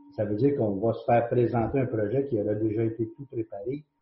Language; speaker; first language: French; native; French